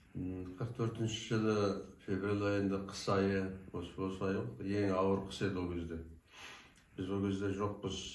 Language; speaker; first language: Kazakh; non-native, local second language; Turkish